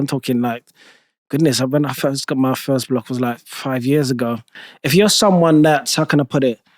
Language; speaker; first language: English; native; English